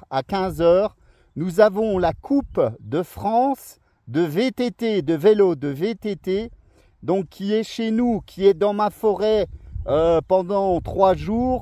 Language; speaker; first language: French; native; French